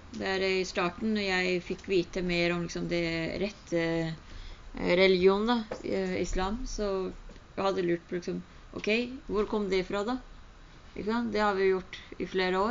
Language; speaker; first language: Norwegian; early bilingual, other home language; Urdu